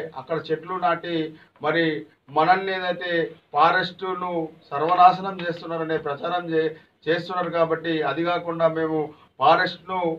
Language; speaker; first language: Telugu; non-native, local second language; Gondi